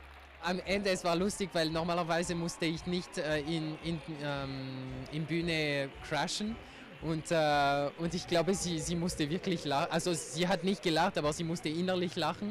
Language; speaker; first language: German; non-native, local second language; French